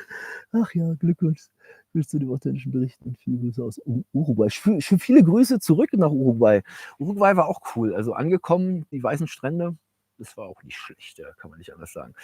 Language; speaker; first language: German; native; German